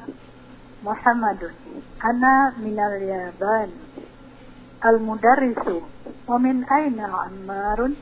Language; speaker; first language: Arabic; non-native, learner; Indonesian